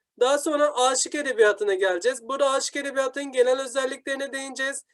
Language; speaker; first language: Turkish; native; Turkish